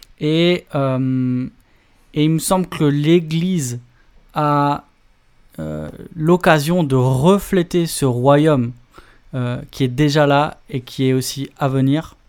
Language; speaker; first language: French; native; French